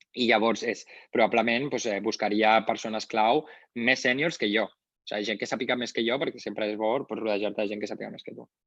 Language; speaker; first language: Catalan; non-native, local second language; Spanish